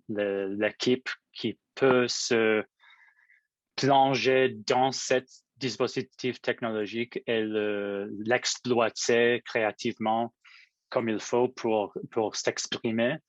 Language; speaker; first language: French; non-native, local second language; English